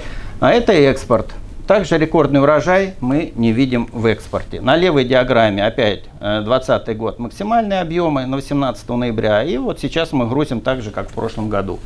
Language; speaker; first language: Russian; native; Russian